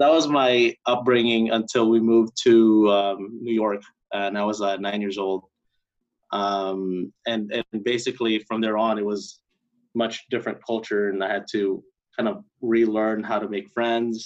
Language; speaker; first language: English; early bilingual, other home language; Cebuano